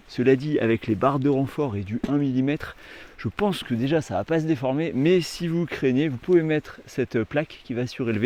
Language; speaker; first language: French; native; French